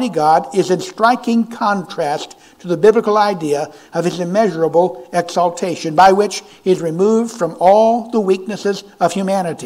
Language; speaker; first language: English; native; English